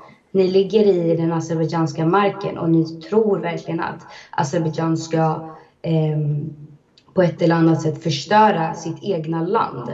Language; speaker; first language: Swedish; early bilingual, other home language; Azerbaijani